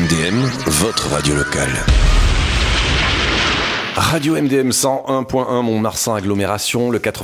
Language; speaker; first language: French; native; French